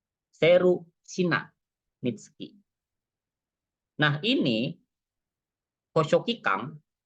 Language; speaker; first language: Indonesian; native; Indonesian